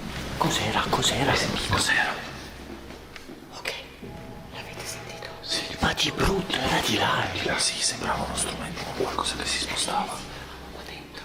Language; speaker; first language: Italian; native; Italian